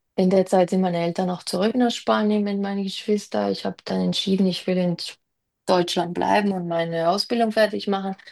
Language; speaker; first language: German; early bilingual, other home language; Spanish